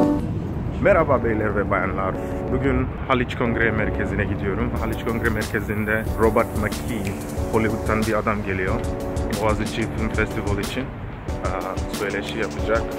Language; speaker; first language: Turkish; non-native, fluent; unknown